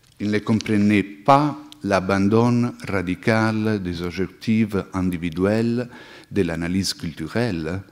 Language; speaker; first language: French; non-native, fluent; Italian